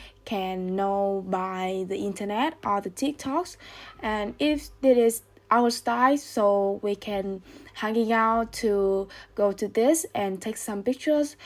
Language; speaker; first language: English; non-native, learner; Vietnamese